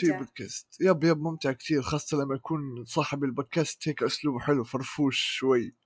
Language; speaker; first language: Arabic; native; Arabic